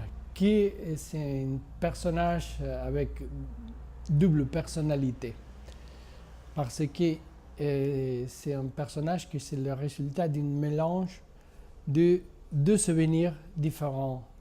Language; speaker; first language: French; non-native, fluent; Spanish